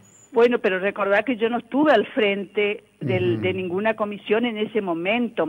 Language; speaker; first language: Spanish; native; Spanish